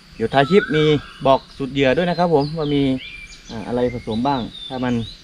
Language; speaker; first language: Thai; native; Thai